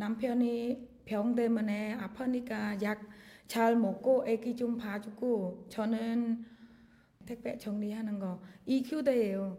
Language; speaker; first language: Korean; non-native, learner; Khmer